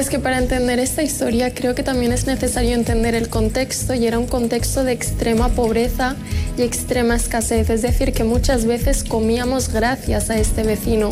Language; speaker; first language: Spanish; early bilingual, other home language; Arabic